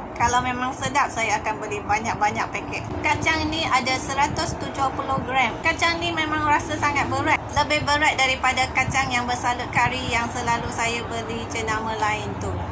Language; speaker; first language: Malay; non-native, local second language; Chinese